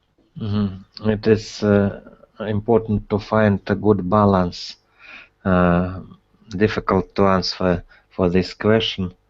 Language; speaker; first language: English; non-native, learner; Russian